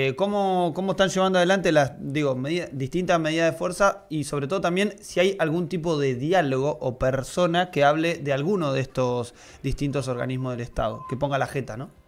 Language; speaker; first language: Spanish; native; Spanish